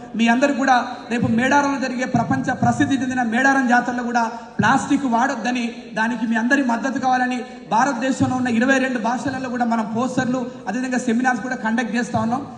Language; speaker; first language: Telugu; native; Telugu